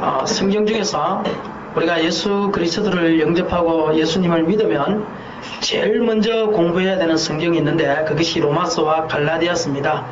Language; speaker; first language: Korean; native; Korean